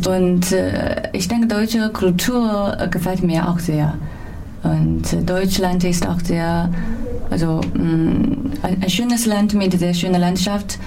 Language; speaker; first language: German; non-native, fluent; Chinese